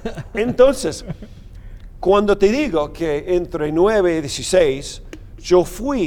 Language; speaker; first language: Spanish; non-native, fluent; English